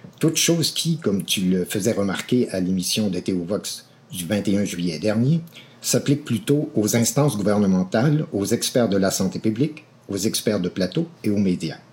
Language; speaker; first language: French; native; French